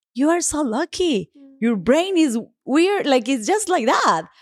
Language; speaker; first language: English; non-native, fluent; Spanish